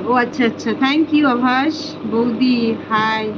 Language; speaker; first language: Hindi; non-native, local second language; Bangla